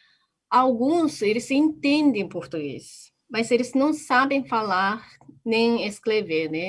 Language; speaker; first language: Portuguese; non-native, fluent; Japanese